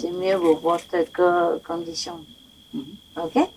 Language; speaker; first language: French; non-native, learner; Vietnamese